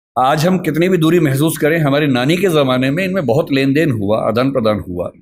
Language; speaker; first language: Hindi; native; Hindi